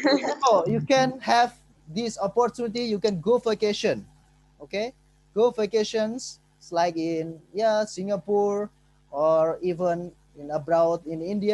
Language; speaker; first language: English; non-native, fluent; Indonesian